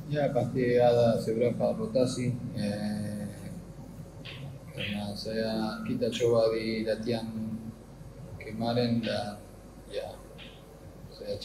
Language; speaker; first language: Indonesian; non-native, fluent; Spanish